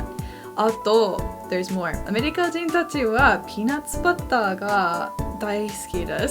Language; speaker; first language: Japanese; non-native, learner; English